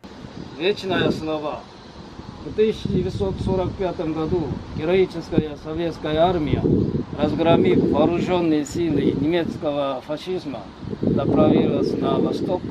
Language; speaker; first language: Russian; non-native, fluent; Korean